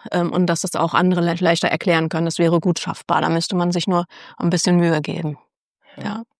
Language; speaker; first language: German; native; German